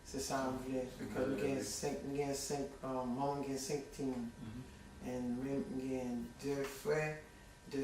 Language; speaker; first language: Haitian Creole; early bilingual, heritage; English